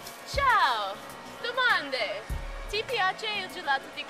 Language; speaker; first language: Italian; non-native, learner; English